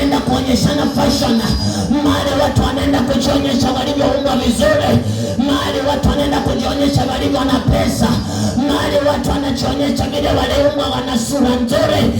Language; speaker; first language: Swahili; non-native, local second language; Luyia